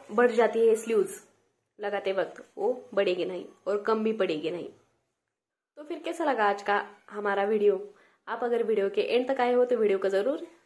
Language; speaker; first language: Hindi; non-native, local second language; Marathi